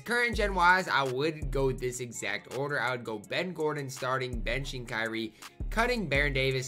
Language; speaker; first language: English; native; English